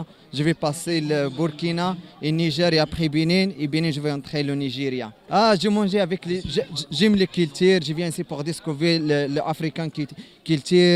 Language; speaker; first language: French; non-native, learner; Arabic